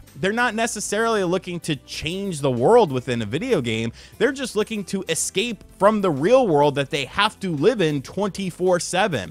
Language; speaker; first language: English; native; English